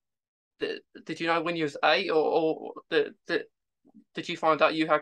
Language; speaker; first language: English; native; English